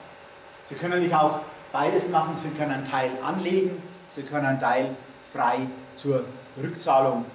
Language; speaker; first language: German; native; German